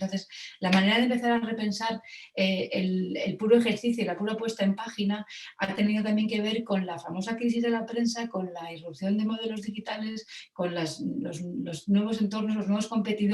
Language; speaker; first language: Spanish; native; Spanish